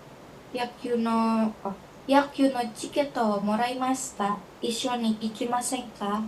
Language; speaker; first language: Japanese; non-native, learner; Indonesian